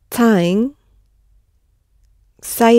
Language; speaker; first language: Portuguese; non-native, learner; English